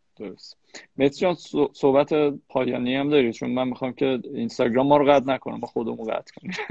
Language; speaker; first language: Persian; native; Persian